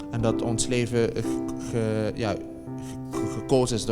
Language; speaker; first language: Dutch; native; Dutch